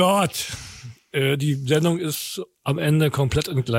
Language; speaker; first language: German; native; German